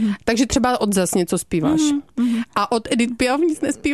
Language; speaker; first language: Czech; native; Czech